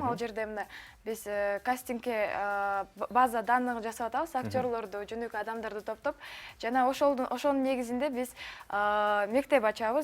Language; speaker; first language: Kyrgyz; non-native, local second language; Uyghur